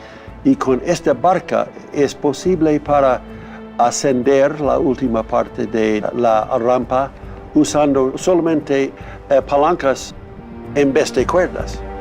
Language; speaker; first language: Spanish; non-native, fluent; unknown